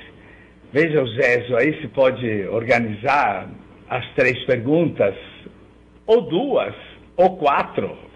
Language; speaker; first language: Portuguese; non-native, fluent; Italian